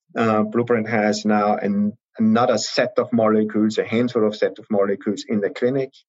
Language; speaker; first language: English; non-native, fluent; German